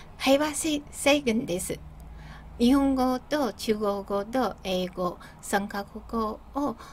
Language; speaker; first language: Japanese; non-native, fluent; Chinese